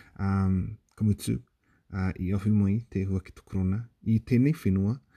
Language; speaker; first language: Māori; native; Māori